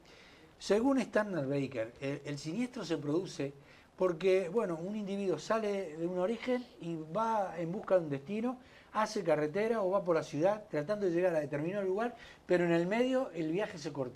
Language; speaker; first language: Spanish; native; Spanish